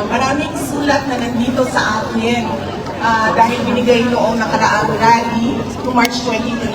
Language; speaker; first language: Filipino; native; Filipino